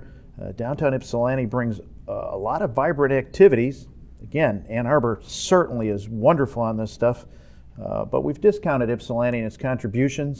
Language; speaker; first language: English; native; English